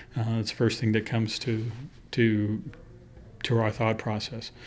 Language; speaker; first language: English; early bilingual, other home language; Spanish